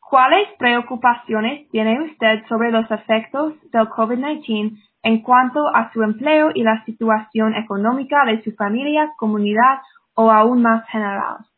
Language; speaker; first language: Spanish; non-native, fluent; English